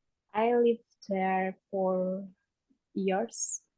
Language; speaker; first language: English; non-native, learner; Indonesian